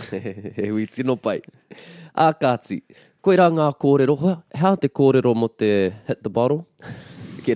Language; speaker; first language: Māori; non-native, local second language; English